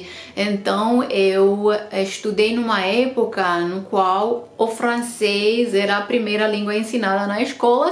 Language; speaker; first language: Portuguese; non-native, fluent; Romanian